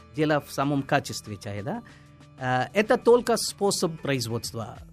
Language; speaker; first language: Russian; non-native, fluent; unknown